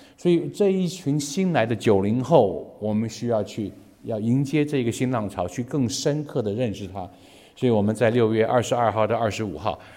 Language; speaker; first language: Chinese; native; Chinese